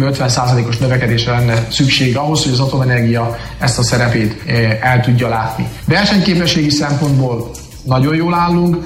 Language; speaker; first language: Hungarian; native; Hungarian